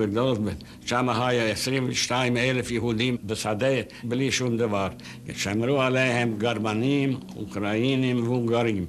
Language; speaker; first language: Hebrew; non-native, fluent; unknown